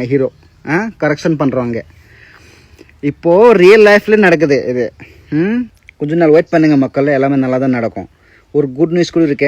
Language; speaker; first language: Tamil; non-native, learner; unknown